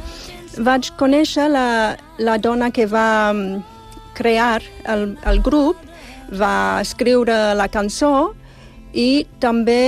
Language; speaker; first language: Catalan; non-native, fluent; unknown